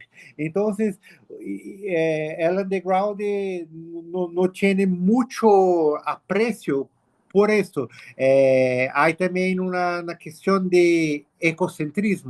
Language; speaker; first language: Spanish; non-native, learner; Portuguese